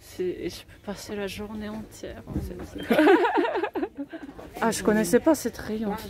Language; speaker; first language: French; non-native, fluent; Japanese